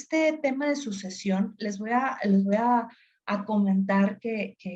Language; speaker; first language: Spanish; native; Spanish